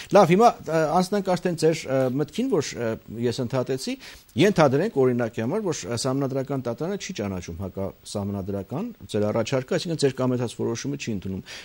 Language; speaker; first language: Armenian; native; Armenian